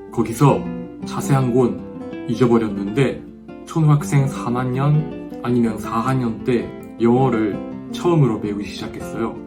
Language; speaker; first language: Korean; non-native, fluent; Japanese